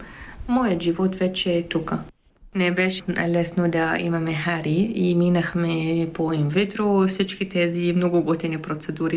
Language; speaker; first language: Bulgarian; non-native, fluent; Arabic